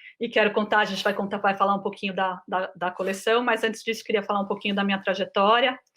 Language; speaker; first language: Portuguese; native; Portuguese